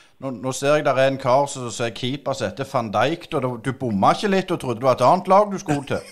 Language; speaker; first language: Norwegian; native; Norwegian